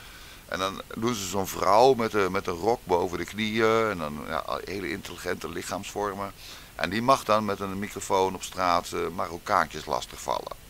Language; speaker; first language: Dutch; native; Dutch